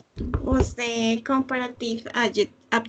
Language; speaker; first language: English; non-native, learner; Spanish